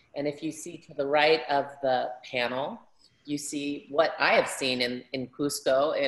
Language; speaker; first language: English; early bilingual, other home language; Spanish